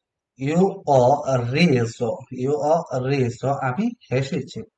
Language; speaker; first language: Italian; non-native, learner; Bangla